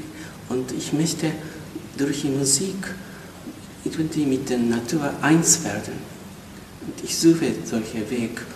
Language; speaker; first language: German; non-native, fluent; Japanese